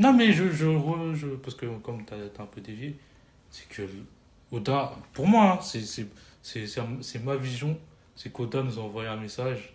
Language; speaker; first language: French; native; French